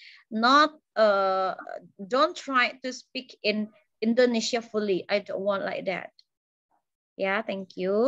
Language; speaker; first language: English; non-native, fluent; Indonesian